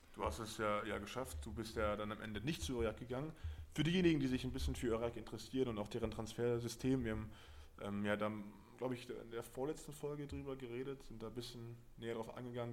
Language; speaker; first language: German; native; German